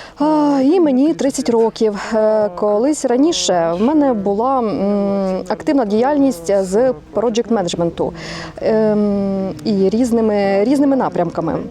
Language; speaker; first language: Ukrainian; non-native, fluent; Russian